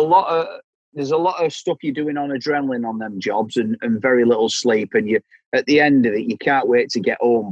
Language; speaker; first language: English; native; English